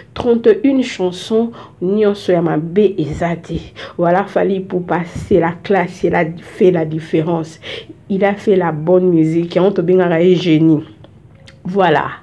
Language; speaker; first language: French; non-native, local second language; Lingala